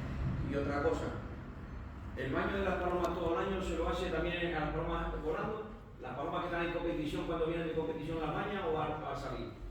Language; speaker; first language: Spanish; native; Spanish